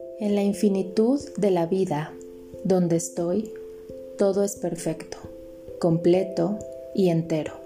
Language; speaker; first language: Spanish; native; Spanish